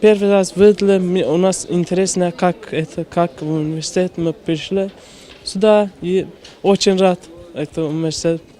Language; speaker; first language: Russian; non-native, learner; Turkish